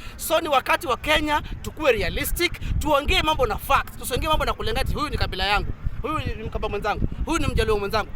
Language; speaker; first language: Swahili; non-native, local second language; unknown